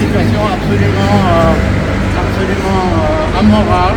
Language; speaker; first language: French; native; French